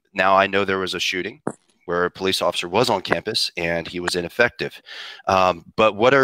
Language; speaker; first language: English; native; English